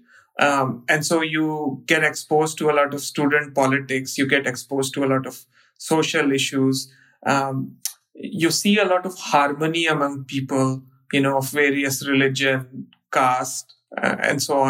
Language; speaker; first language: English; non-native, local second language; Hindi